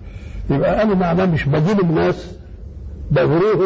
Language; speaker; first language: Arabic; native; Arabic